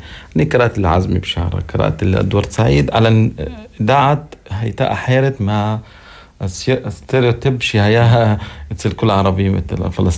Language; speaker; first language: Hebrew; non-native, local second language; Arabic